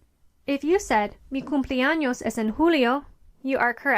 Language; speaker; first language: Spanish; non-native, fluent; English